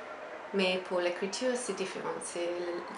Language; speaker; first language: French; non-native, fluent; English